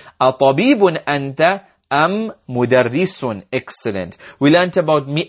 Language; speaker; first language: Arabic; non-native, fluent; English